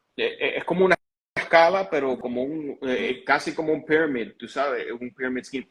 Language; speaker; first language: Spanish; early bilingual, heritage; Spanish